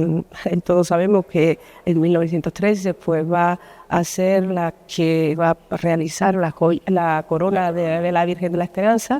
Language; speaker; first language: Spanish; native; Spanish